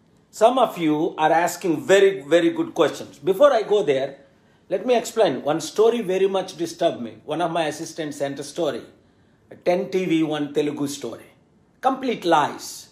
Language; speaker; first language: English; non-native, local second language; Telugu